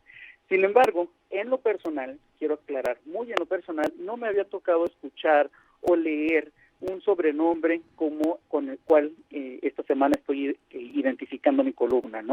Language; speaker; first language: Spanish; native; Spanish